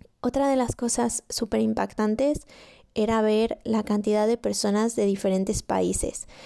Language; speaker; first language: Spanish; native; Spanish